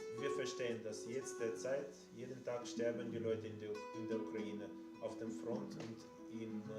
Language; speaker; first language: German; non-native, learner; Ukrainian